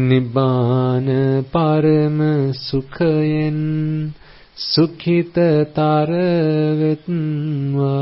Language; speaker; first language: Indonesian; non-native, fluent; Spanish